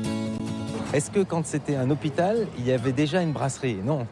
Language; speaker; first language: French; native; French